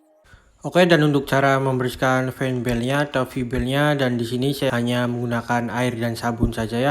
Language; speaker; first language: Indonesian; native; Indonesian